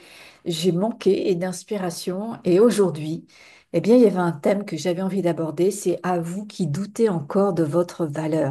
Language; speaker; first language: French; native; French